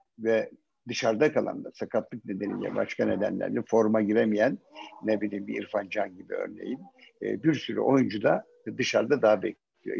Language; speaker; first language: Turkish; native; Turkish